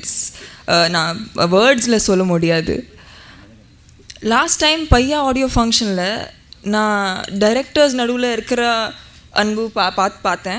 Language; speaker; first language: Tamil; non-native, fluent; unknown